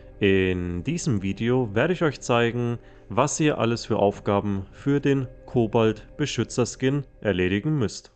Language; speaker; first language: German; native; German